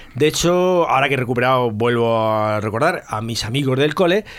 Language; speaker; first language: Spanish; native; Spanish